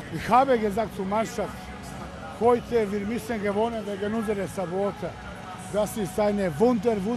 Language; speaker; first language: German; non-native, fluent; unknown